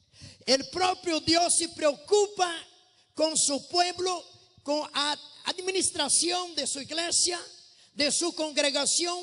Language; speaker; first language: Spanish; non-native, fluent; Portuguese